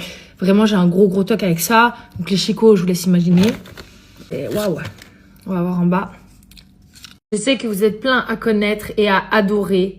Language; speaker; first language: French; native; French